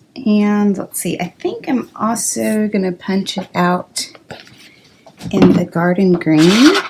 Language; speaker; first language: English; native; English